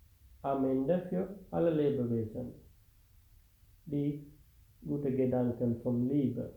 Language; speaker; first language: German; non-native, fluent; Sinhala